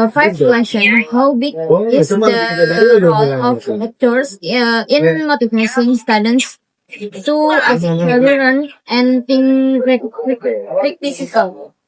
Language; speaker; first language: English; non-native, learner; Indonesian